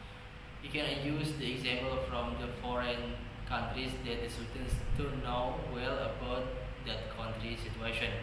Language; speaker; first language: English; non-native, learner; Indonesian